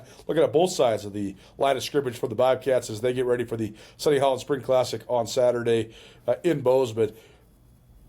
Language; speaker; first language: English; native; English